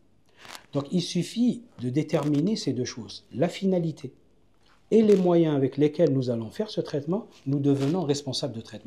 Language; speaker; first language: French; non-native, local second language; Arabic